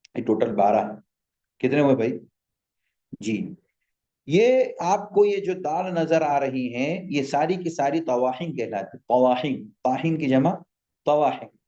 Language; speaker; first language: Urdu; native; Urdu